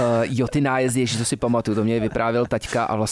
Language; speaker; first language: Czech; early bilingual, heritage; Czech